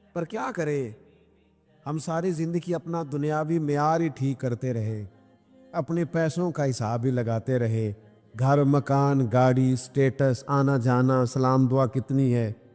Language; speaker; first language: Urdu; non-native, local second language; Punjabi